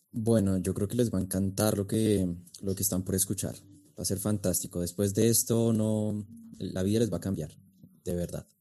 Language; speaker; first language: Spanish; native; Spanish